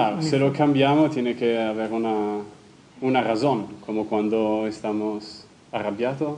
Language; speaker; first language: Spanish; non-native, fluent; Italian